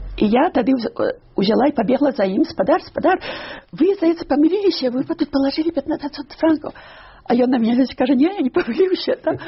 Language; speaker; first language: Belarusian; early bilingual, heritage; Belarusian